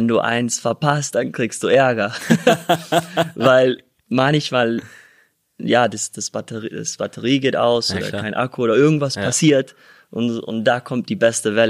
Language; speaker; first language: German; early bilingual, heritage; German